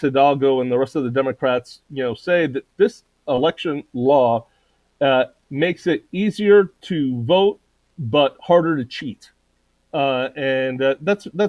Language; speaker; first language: English; native; English